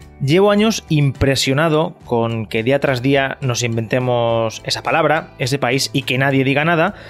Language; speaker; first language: Spanish; native; Spanish